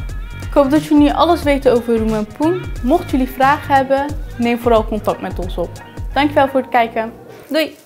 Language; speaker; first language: Dutch; native; Dutch